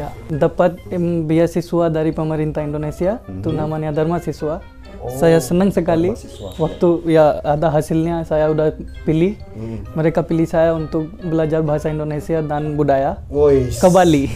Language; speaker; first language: Indonesian; non-native, learner; Hindi